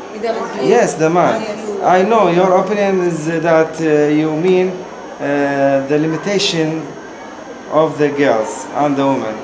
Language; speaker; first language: English; non-native, learner; Arabic